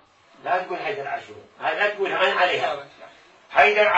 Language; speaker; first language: Arabic; native; Arabic